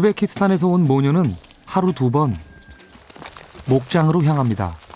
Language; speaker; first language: Korean; native; Korean